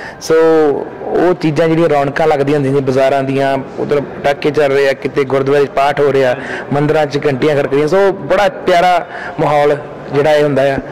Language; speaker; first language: Punjabi; early bilingual, heritage; Punjabi